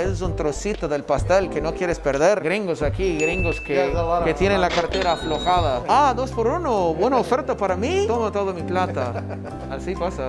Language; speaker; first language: Spanish; non-native, fluent; English